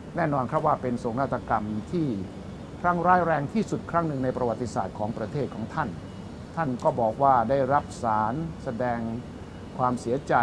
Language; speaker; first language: Thai; native; Thai